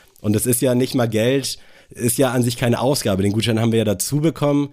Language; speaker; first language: German; native; German